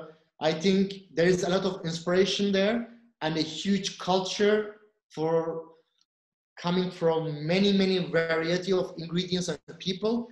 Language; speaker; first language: English; non-native, fluent; Turkish